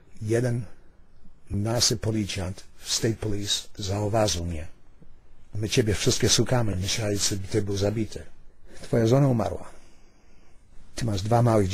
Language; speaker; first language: Polish; early bilingual, heritage; Polish